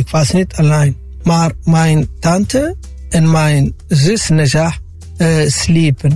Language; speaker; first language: Dutch; non-native, fluent; Arabic